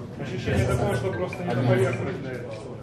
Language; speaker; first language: Russian; native; Russian